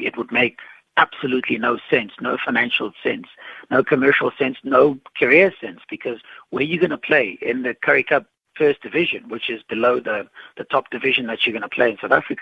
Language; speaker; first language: English; non-native, local second language; Xhosa